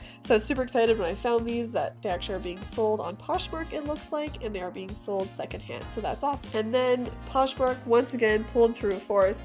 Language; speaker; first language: English; native; English